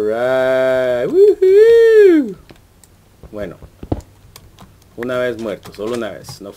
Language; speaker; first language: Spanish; early bilingual, heritage; Spanish